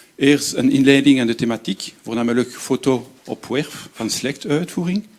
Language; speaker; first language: Dutch; non-native, local second language; French